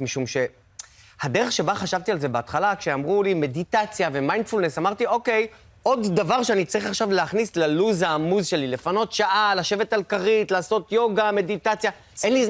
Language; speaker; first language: Hebrew; native; Hebrew